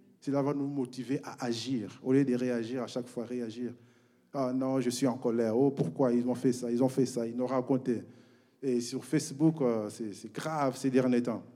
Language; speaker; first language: French; non-native, local second language; Lingala